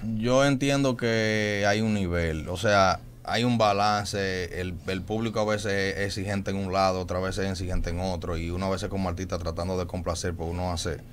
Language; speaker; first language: Spanish; native; Spanish